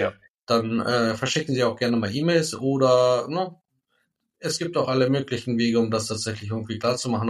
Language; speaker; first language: German; native; German